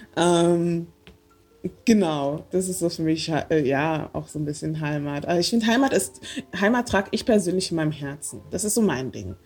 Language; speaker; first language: German; early bilingual, other home language; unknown